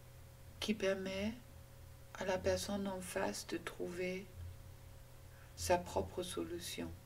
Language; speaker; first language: French; non-native, fluent; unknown